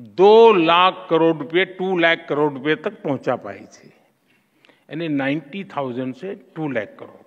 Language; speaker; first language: Hindi; non-native, local second language; Gujarati